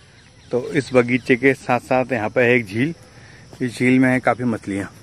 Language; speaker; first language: Hindi; native; Hindi